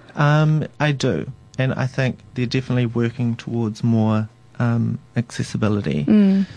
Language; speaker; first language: English; native; English